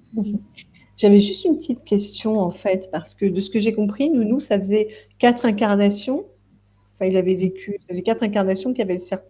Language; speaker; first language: French; native; French